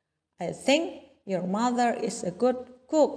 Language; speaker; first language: English; non-native, learner; Indonesian